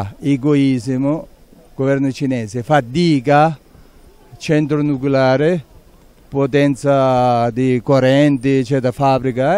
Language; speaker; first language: Italian; non-native, learner; Tibetan